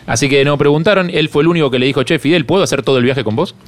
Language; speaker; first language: Spanish; native; Spanish